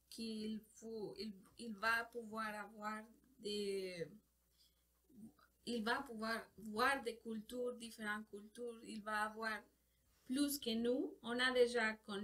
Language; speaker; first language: French; non-native, learner; Spanish